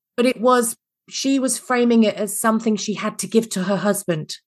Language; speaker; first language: English; native; English